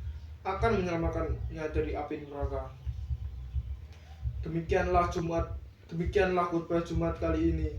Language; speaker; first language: Indonesian; native; Indonesian